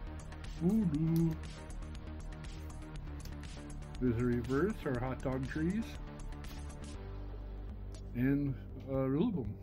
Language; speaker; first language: English; native; English